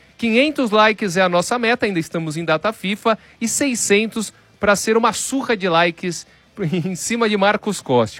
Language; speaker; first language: Portuguese; native; Portuguese